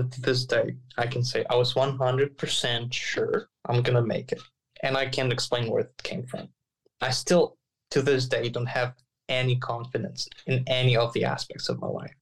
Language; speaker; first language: English; non-native, fluent; Ukrainian